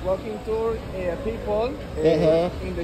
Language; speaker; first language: English; non-native, learner; Spanish